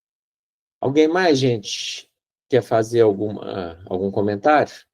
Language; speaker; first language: Portuguese; native; Portuguese